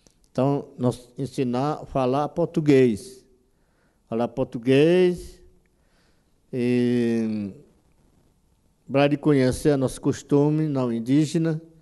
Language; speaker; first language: Portuguese; non-native, local second language; Yanomámi